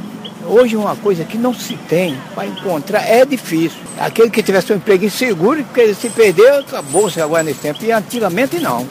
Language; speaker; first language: Portuguese; native; Portuguese